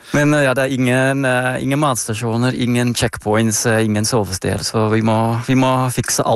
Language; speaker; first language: Norwegian; non-native, fluent; Dutch